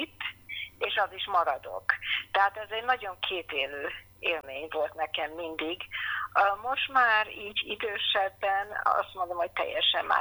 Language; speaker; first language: Hungarian; non-native, fluent; English